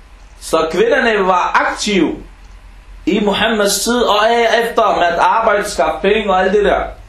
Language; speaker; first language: Danish; non-native, fluent; Arabic